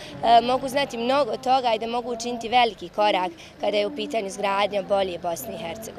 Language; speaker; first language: Bosnian; native; Bosnian